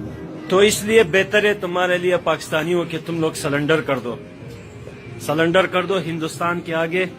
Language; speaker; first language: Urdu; non-native, fluent; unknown